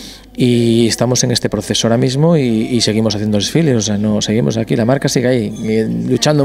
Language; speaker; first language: Spanish; native; Spanish